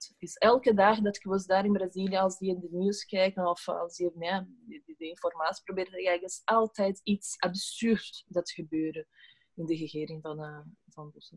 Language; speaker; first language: Dutch; non-native, fluent; Portuguese